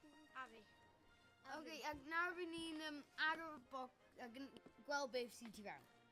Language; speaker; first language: Welsh; non-native, local second language; English